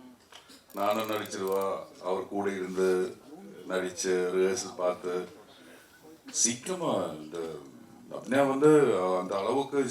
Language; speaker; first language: Tamil; non-native, learner; Malayalam